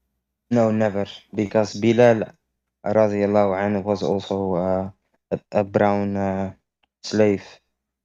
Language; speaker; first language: English; non-native, fluent; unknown